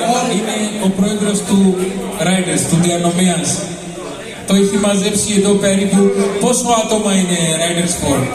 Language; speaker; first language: Greek; non-native, fluent; Urdu